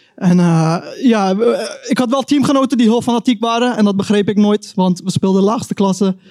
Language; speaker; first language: Dutch; early bilingual, other home language; Turkish